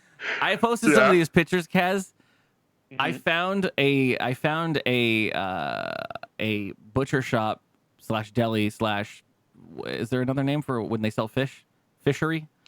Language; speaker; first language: English; native; English